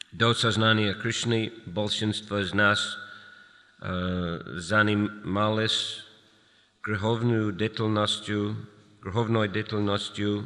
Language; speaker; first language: Russian; non-native, fluent; English